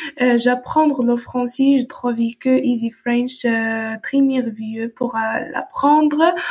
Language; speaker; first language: French; non-native, learner; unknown